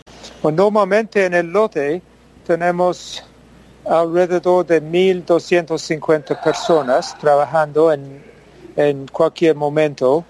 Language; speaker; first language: Spanish; non-native, fluent; English